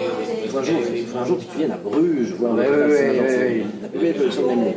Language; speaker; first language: French; native; French